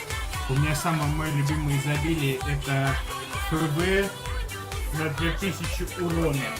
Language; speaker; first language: Russian; native; Russian